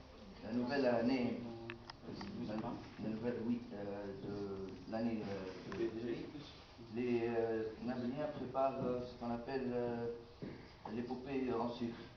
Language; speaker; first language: French; non-native, local second language; Arabic